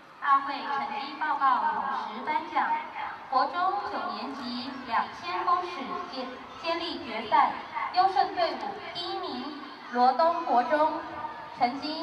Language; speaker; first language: Chinese; native; Chinese